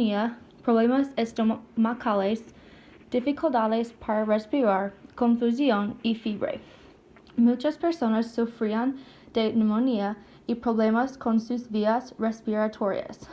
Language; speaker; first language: Spanish; non-native, learner; English